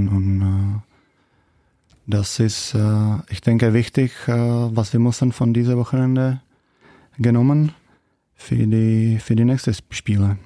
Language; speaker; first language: German; non-native, fluent; Czech